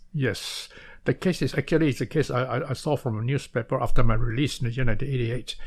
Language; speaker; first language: English; non-native, local second language; Cantonese